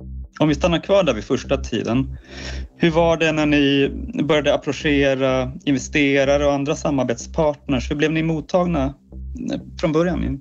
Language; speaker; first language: Swedish; native; Swedish